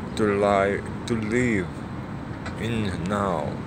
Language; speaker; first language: English; non-native, learner; Serbian